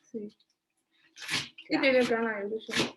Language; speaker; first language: Spanish; non-native, learner; Chinese